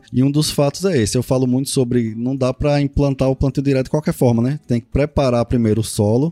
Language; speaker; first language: Portuguese; native; Portuguese